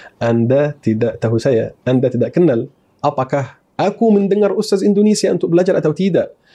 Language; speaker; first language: Malay; non-native, fluent; Arabic